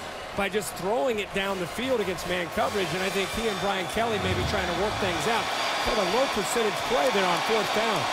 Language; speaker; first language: English; native; English